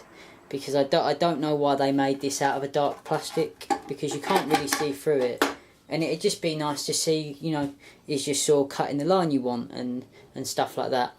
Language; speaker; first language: English; native; English